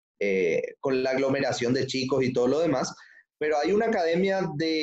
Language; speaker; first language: Spanish; native; Spanish